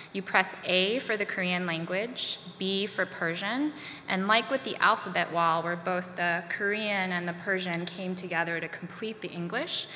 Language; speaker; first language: English; native; English